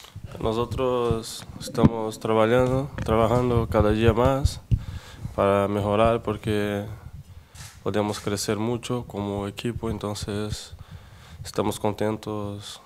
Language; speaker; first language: Spanish; non-native, fluent; Portuguese